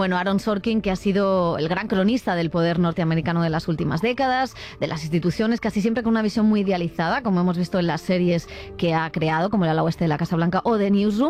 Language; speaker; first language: Spanish; native; Spanish